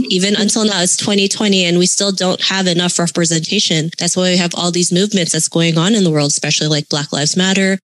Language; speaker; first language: English; early bilingual, other home language; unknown